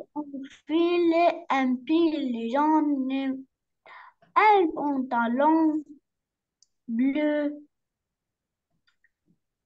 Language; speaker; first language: French; non-native, learner; Arabic